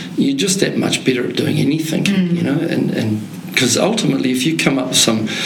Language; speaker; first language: English; native; English